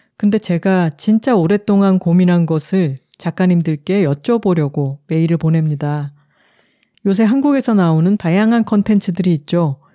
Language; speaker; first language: Korean; native; Korean